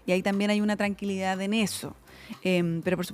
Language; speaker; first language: Spanish; native; Spanish